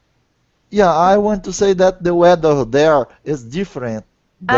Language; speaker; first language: English; non-native, learner; Portuguese